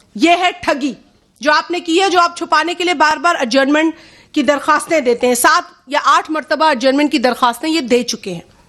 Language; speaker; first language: Urdu; non-native, local second language; Sindhi